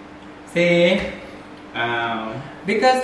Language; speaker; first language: English; non-native, fluent; Thai